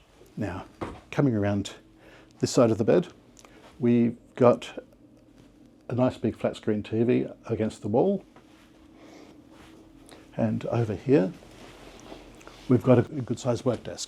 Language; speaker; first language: English; native; English